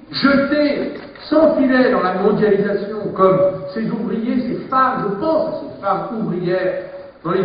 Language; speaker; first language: French; native; French